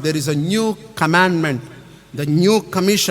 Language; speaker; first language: English; non-native, local second language; Telugu